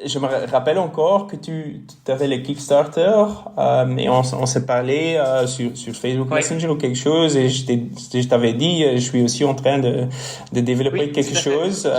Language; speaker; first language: French; non-native, local second language; Dutch